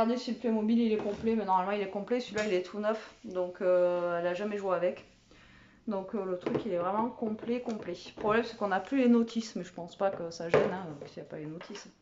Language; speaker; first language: French; native; French